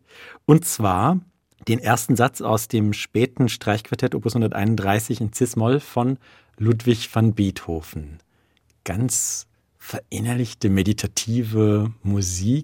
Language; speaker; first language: German; native; German